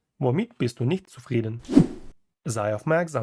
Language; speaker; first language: German; non-native, fluent; Ukrainian